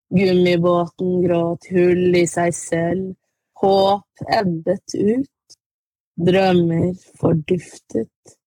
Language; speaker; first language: Norwegian; early bilingual, other home language; Arabic